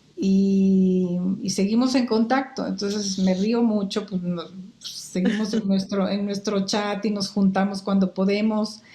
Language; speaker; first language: Spanish; native; Spanish